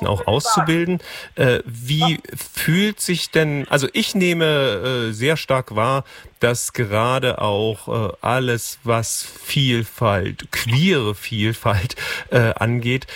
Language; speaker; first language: German; native; German